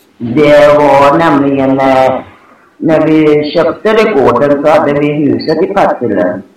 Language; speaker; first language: Swedish; non-native, fluent; Thai